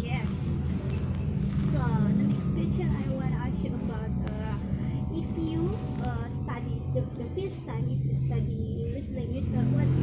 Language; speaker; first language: English; non-native, learner; Indonesian